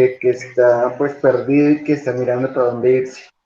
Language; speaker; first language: Spanish; native; Spanish